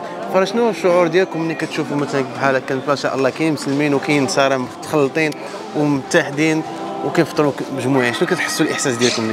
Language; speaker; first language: Arabic; native; Arabic